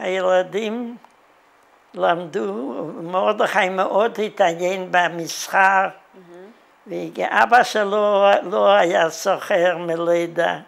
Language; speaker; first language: Hebrew; non-native, fluent; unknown